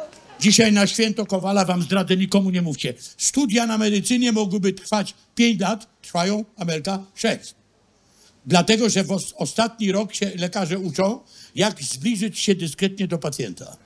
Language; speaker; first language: Polish; native; Polish